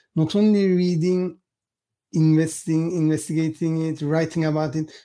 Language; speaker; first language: English; non-native, fluent; Turkish